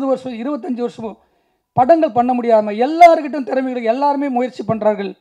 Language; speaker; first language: Tamil; native; Tamil